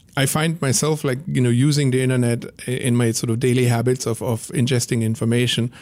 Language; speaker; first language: English; non-native, fluent; German